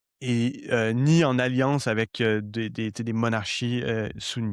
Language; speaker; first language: French; native; French